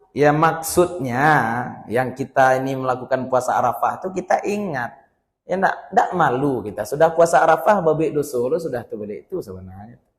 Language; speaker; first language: Malay; non-native, local second language; Minangkabau